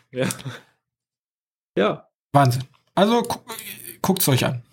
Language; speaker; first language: German; native; German